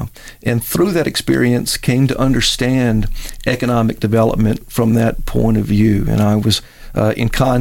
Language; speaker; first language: English; native; English